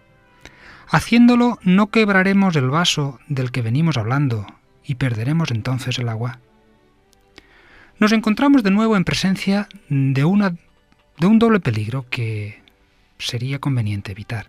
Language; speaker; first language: Spanish; native; Spanish